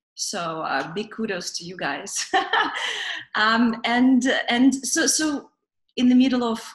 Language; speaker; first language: English; non-native, fluent; Russian